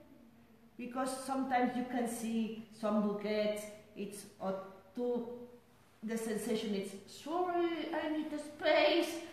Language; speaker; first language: English; non-native, learner; Spanish